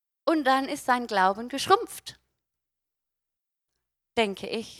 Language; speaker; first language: German; non-native, fluent; English